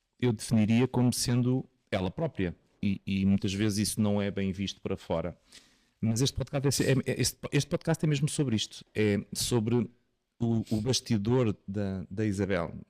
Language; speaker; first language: Portuguese; native; Portuguese